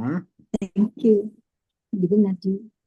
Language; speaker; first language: English; non-native, fluent; Spanish